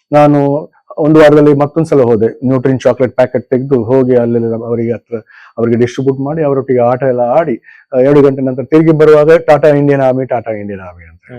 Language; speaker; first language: Kannada; non-native, local second language; Konkani